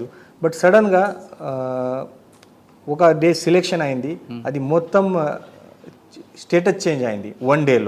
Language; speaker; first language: Telugu; non-native, fluent; Marathi